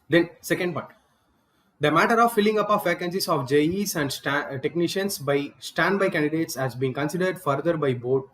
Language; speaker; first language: English; non-native, local second language; Tamil